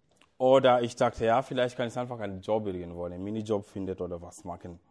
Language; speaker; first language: German; non-native, fluent; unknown